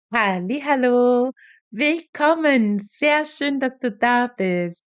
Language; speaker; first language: German; non-native, fluent; Portuguese